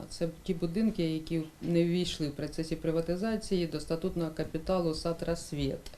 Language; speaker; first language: Ukrainian; non-native, local second language; Russian